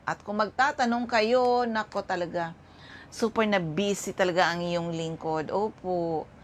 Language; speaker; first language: Filipino; non-native, local second language; Bikol